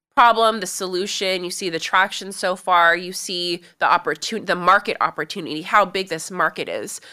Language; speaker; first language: English; native; English